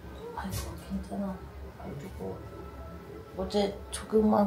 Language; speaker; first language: Korean; non-native, learner; Ukrainian